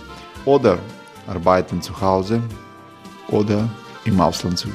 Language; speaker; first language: German; non-native, learner; Croatian